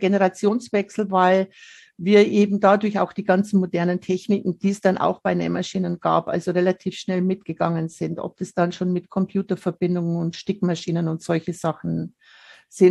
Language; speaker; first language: German; native; German